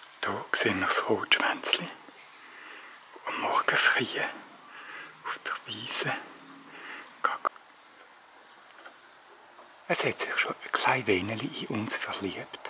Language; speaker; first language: German; native; German